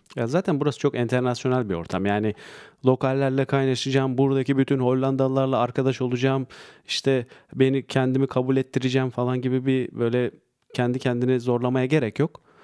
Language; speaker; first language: Turkish; native; Turkish